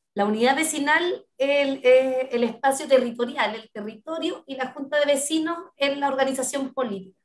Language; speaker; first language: Spanish; native; Spanish